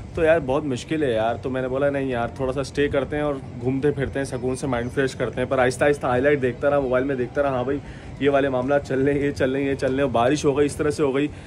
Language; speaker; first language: Urdu; native; Urdu